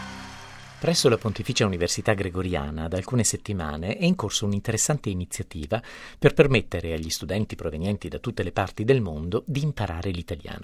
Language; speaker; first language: Italian; native; Italian